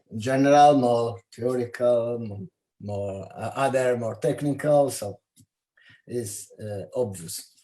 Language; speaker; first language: English; non-native, fluent; Italian